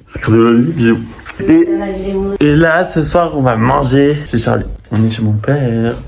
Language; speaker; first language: French; native; French